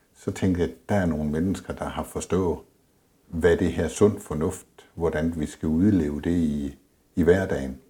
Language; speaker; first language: Danish; native; Danish